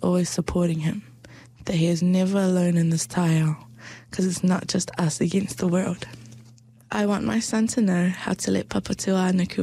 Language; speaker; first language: English; native; English